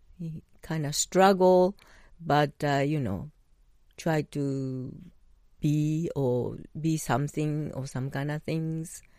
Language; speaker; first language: English; non-native, learner; Japanese